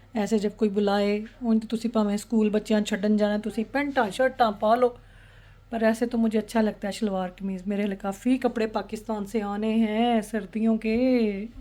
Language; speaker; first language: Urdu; non-native, local second language; Punjabi